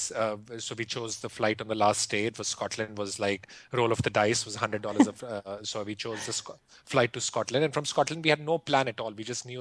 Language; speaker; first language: English; non-native, local second language; Hindi